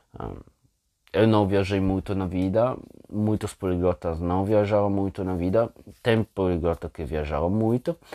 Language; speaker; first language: Portuguese; non-native, fluent; Italian